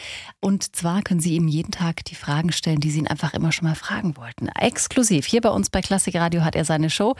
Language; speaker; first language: German; native; German